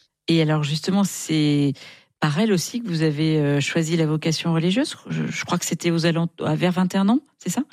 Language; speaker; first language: French; native; French